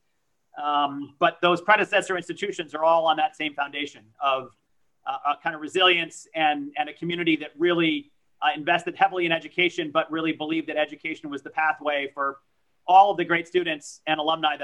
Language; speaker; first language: English; early bilingual, other home language; French